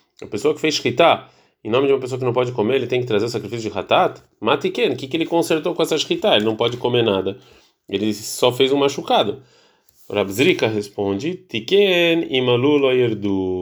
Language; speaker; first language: Portuguese; early bilingual, heritage; Portuguese